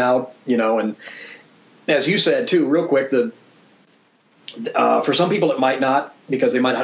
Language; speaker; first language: English; native; English